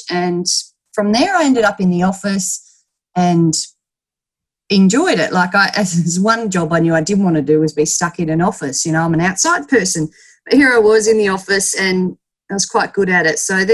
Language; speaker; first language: English; native; English